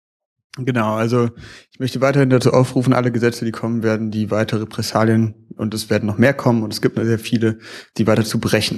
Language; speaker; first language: German; native; German